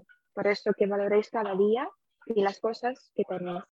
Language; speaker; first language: Spanish; non-native, fluent; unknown